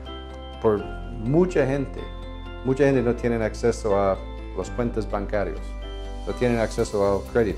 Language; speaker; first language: Spanish; non-native, fluent; English